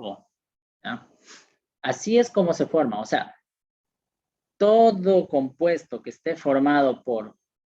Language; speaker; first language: Spanish; native; Spanish